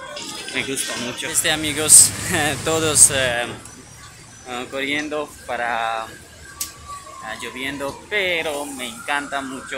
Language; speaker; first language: Spanish; non-native, learner; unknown